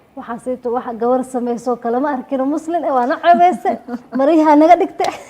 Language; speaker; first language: Somali; early bilingual, heritage; Somali